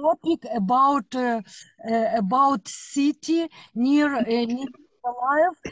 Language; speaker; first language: English; non-native, learner; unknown